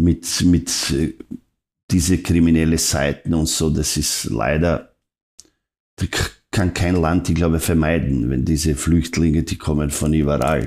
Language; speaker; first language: German; non-native, fluent; Serbian